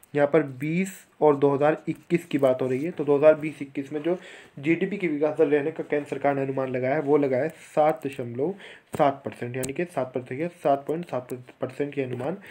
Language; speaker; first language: Hindi; native; Hindi